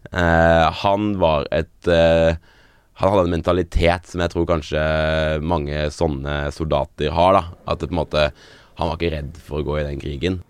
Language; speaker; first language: Norwegian; native; Norwegian